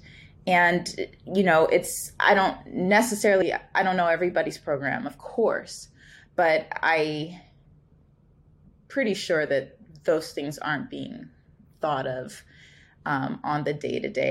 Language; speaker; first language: English; native; English